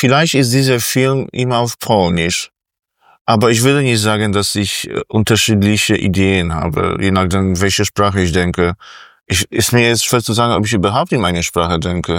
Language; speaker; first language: German; non-native, fluent; Polish